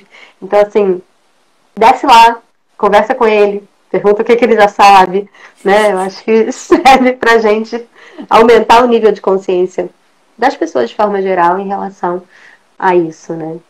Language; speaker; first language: Portuguese; native; Portuguese